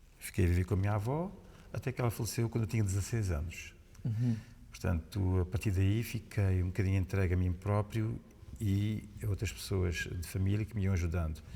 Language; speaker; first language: Portuguese; native; Portuguese